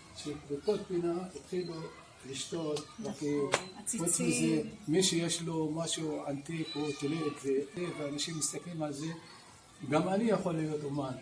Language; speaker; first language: Hebrew; non-native, local second language; Arabic